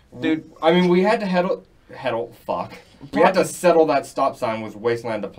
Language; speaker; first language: English; native; English